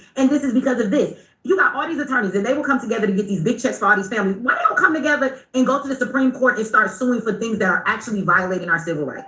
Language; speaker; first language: English; native; English